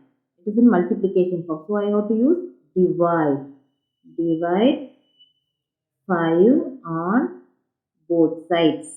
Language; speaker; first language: English; non-native, local second language; Tamil